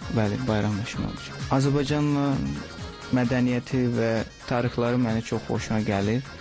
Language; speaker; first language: Azerbaijani; non-native, learner; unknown